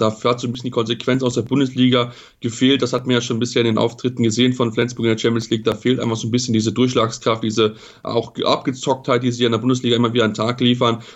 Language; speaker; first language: German; native; German